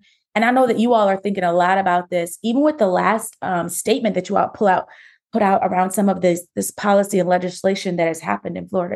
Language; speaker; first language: English; native; English